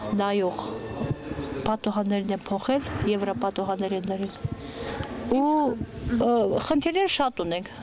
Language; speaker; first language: Armenian; native; Armenian